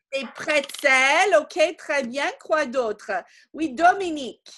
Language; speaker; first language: French; non-native, fluent; English